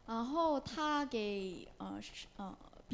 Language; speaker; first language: Chinese; non-native, learner; Korean